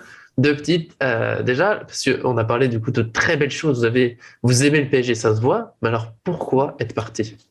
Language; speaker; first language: French; native; French